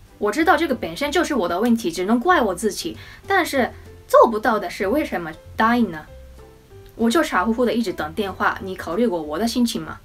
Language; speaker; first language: Chinese; non-native, fluent; Japanese